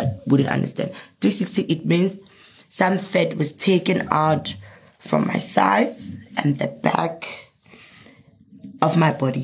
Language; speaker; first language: English; non-native, local second language; Southern Sotho